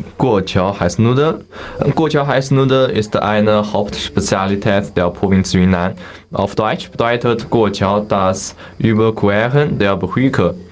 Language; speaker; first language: German; non-native, learner; Chinese